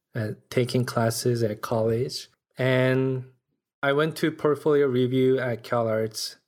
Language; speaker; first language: English; non-native, fluent; Korean